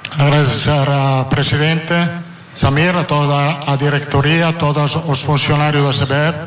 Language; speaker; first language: Portuguese; non-native, fluent; Italian